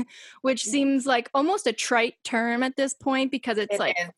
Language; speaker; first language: English; native; English